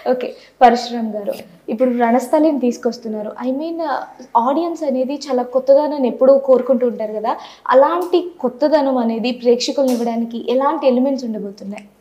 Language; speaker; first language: Telugu; native; Telugu